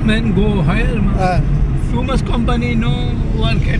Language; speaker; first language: English; non-native, learner; Bangla